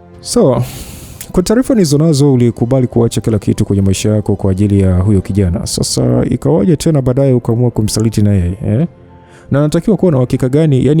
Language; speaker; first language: Swahili; native; Swahili